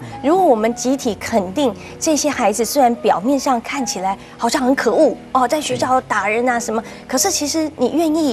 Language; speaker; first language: Chinese; native; Chinese